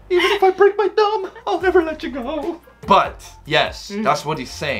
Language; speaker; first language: English; native; English